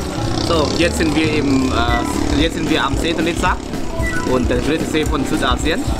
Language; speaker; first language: German; non-native, learner; Khmer